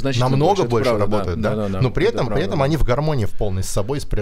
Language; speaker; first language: Russian; native; Russian